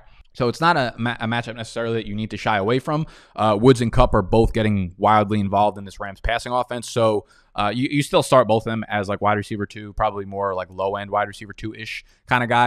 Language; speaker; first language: English; native; English